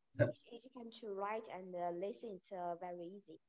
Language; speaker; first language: English; non-native, learner; Spanish